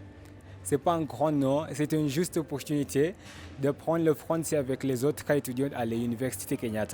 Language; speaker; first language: French; non-native, learner; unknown